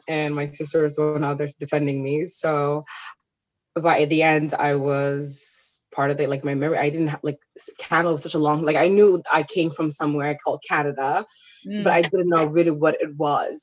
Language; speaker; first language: English; non-native, fluent; Somali